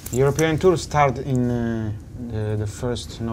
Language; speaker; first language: English; non-native, learner; Italian